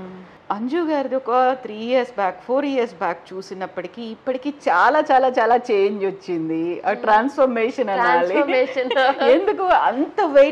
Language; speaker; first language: Telugu; native; Telugu